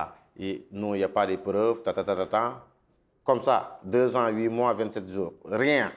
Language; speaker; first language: French; non-native, learner; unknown